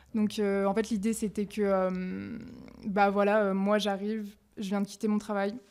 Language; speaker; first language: French; native; French